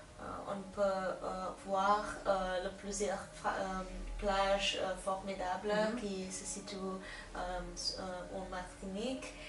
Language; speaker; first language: French; non-native, learner; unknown